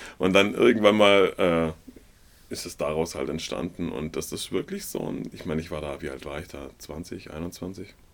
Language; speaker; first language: German; native; German